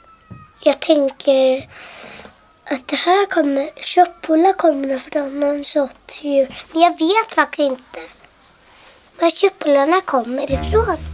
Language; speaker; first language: Swedish; native; Swedish